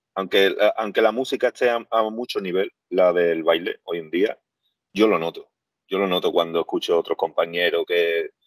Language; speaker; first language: Spanish; native; Spanish